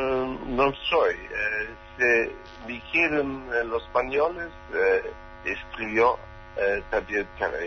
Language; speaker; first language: Spanish; non-native, learner; German